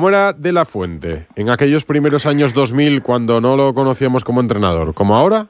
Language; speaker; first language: Spanish; native; Spanish